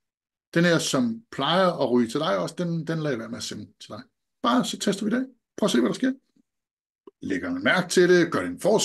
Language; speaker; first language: Danish; native; Danish